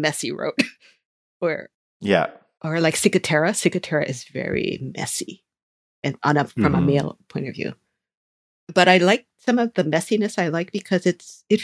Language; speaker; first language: English; native; English